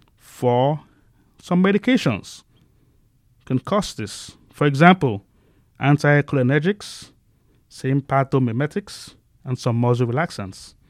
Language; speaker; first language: English; non-native, local second language; Igbo